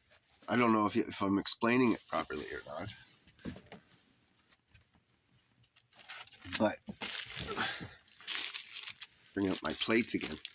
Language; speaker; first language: English; native; English